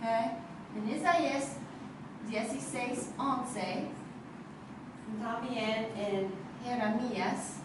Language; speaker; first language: Spanish; non-native, learner; English